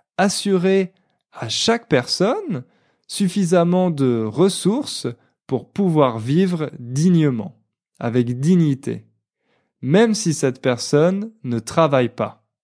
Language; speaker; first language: French; native; French